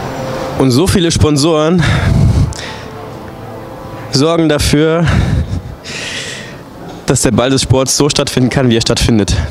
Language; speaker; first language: German; native; German